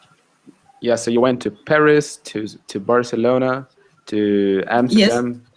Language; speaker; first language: English; non-native, fluent; Russian